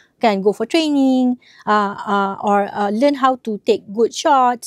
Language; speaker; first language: English; non-native, local second language; Malay